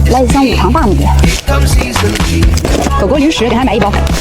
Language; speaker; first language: Chinese; native; Chinese